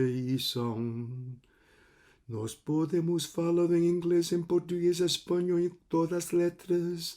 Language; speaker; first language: Portuguese; non-native, fluent; Cantonese